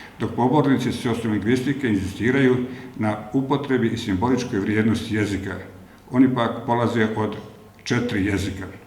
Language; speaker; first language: Bosnian; native; Bosnian